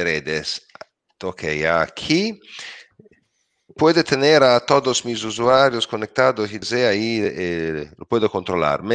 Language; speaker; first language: Spanish; non-native, learner; Italian